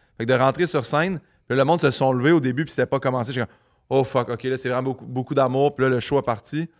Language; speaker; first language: French; native; French